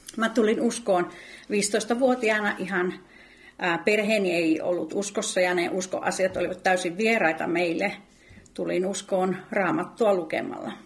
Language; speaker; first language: Finnish; native; Finnish